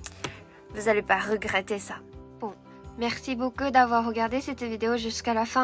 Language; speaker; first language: French; non-native, fluent; Japanese